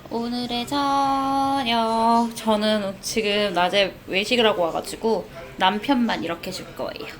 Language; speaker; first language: Korean; native; Korean